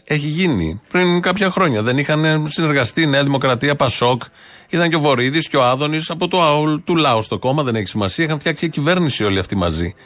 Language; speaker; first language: Greek; native; Greek